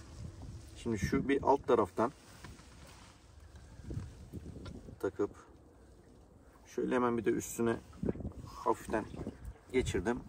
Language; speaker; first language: Turkish; native; Turkish